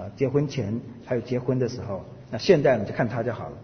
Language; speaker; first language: Chinese; native; Chinese